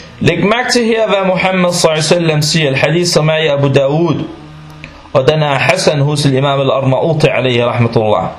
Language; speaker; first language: Danish; non-native, fluent; Arabic